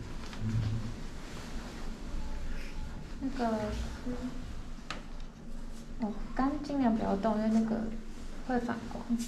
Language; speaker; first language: Chinese; native; Chinese